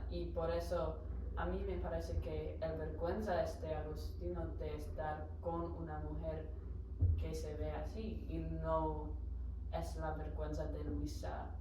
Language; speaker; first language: Spanish; non-native, learner; English